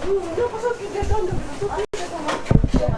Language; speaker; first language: Japanese; native; Japanese